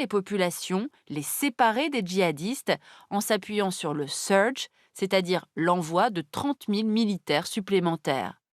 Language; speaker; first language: French; native; French